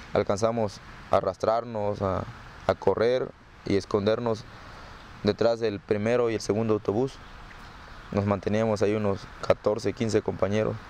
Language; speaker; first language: Spanish; native; Spanish